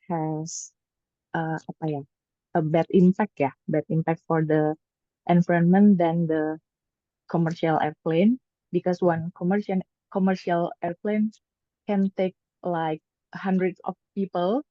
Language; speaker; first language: English; non-native, learner; Indonesian